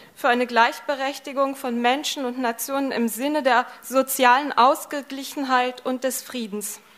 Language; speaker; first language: German; native; German